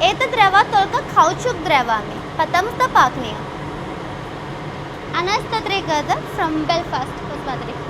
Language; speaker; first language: Russian; non-native, learner; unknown